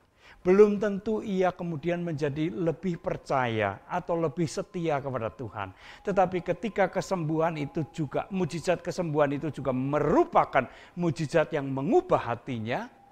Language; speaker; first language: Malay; non-native, local second language; Indonesian